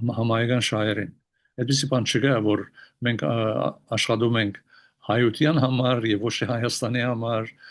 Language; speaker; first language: Armenian; early bilingual, heritage; Armenian